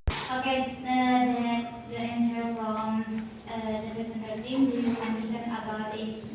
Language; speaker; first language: English; non-native, learner; Indonesian